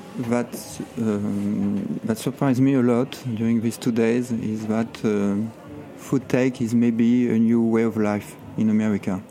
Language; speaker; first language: English; non-native, fluent; French